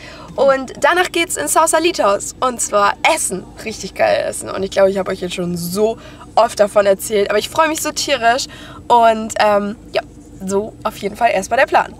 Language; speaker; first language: German; native; German